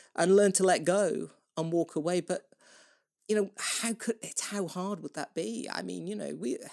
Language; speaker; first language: English; native; English